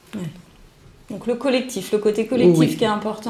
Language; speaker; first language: French; native; French